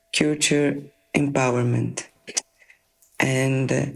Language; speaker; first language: English; non-native, fluent; Portuguese